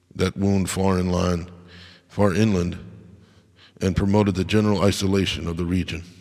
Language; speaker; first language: English; native; English